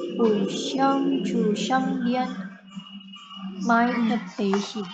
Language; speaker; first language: Chinese; non-native, learner; Indonesian